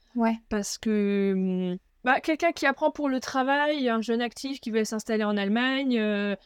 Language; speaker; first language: French; native; French